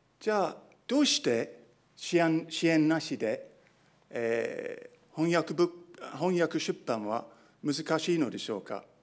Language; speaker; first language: Japanese; non-native, fluent; English